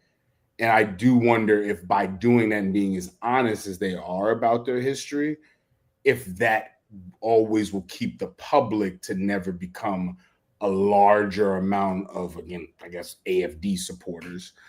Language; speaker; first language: English; native; English